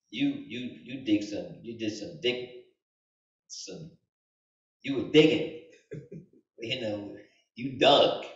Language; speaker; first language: English; native; English